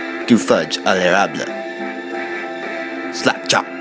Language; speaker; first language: French; non-native, learner; English